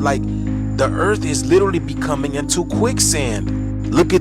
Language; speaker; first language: English; native; English